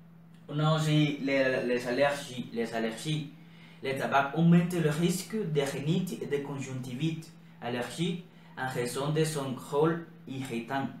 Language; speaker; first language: French; non-native, learner; Spanish